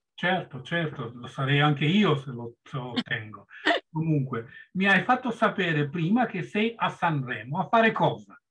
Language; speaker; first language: Italian; non-native, fluent; Albanian